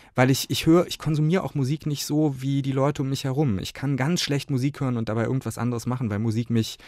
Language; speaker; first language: German; native; German